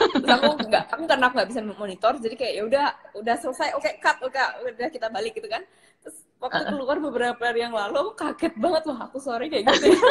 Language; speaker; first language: Indonesian; non-native, local second language; Javanese